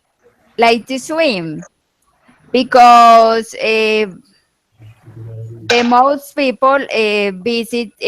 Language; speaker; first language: English; non-native, learner; Spanish